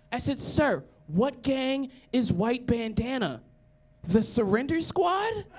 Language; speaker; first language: English; native; English